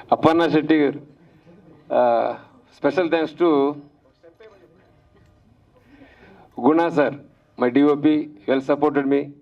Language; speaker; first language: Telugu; non-native, learner; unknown